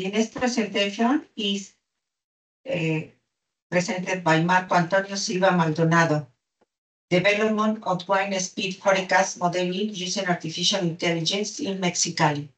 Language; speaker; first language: English; non-native, learner; Spanish